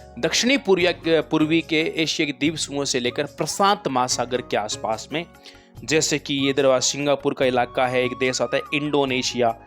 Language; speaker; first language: Hindi; native; Hindi